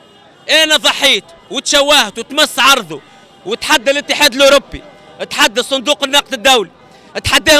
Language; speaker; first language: Arabic; native; Arabic